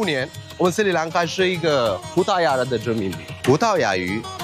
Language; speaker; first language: Chinese; non-native, fluent; Sinhala